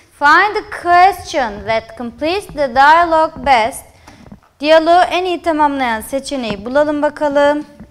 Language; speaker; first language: English; non-native, fluent; Turkish